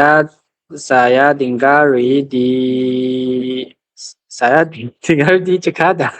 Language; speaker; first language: Indonesian; non-native, learner; Chinese